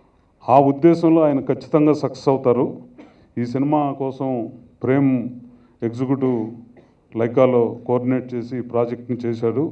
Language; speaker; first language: Telugu; native; Telugu